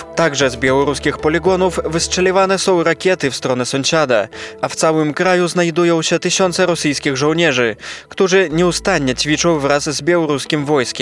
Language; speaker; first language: Polish; native; Polish